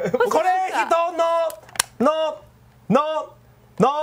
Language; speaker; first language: Japanese; non-native, learner; Chinese